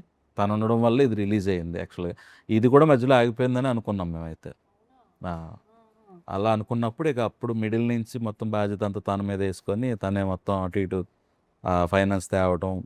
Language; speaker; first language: Telugu; native; Telugu